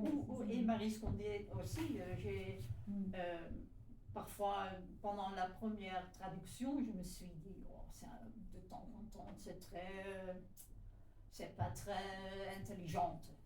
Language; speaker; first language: French; non-native, fluent; Dutch